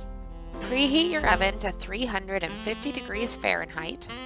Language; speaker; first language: English; native; English